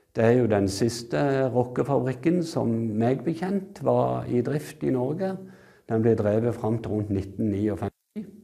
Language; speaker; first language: Norwegian; native; Norwegian